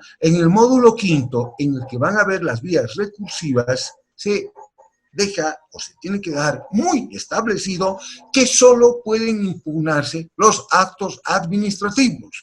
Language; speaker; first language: Spanish; native; Spanish